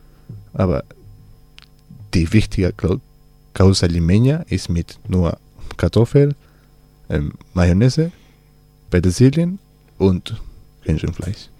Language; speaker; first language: German; non-native, learner; Spanish